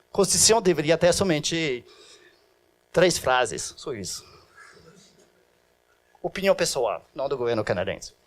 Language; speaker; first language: Portuguese; non-native, fluent; French